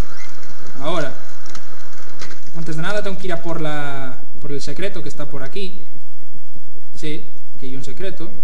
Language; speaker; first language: Spanish; native; Spanish